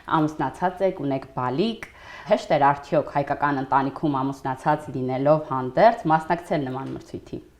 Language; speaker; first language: Armenian; native; Armenian